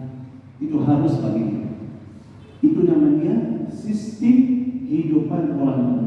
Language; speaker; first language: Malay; non-native, fluent; Arabic